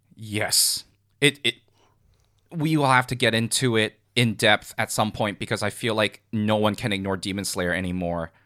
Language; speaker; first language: English; non-native, local second language; Cantonese